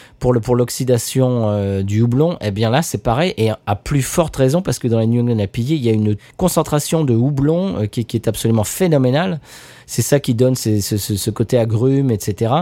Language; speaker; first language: French; native; French